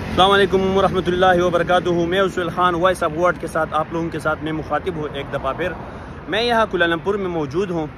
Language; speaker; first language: Urdu; non-native, local second language; Pashto